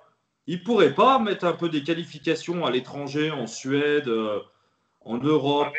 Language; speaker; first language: French; native; French